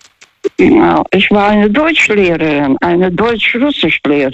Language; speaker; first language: German; non-native, fluent; Russian